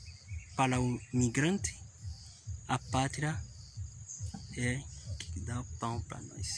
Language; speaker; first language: Portuguese; non-native, fluent; Haitian Creole